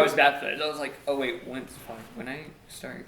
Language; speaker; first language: English; native; English